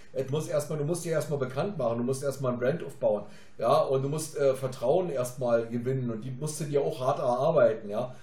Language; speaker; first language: German; native; German